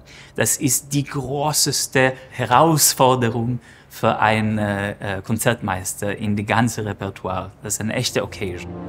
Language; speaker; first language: German; non-native, fluent; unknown